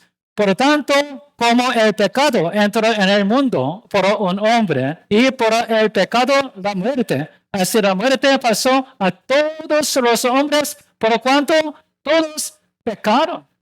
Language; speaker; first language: Spanish; non-native, learner; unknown